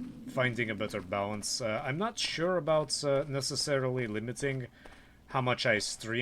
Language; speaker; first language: English; native; English